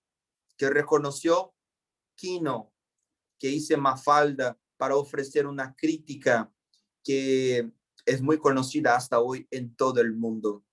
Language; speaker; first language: Spanish; non-native, fluent; Portuguese